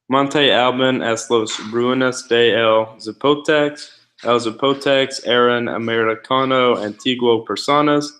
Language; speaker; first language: Spanish; non-native, learner; English